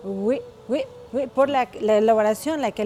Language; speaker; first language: French; non-native, fluent; Spanish